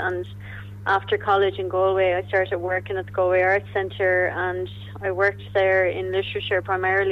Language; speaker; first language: English; native; English